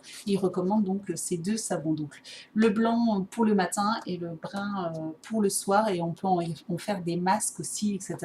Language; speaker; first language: French; native; French